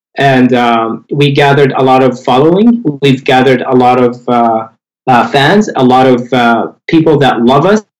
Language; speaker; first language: English; non-native, fluent; Arabic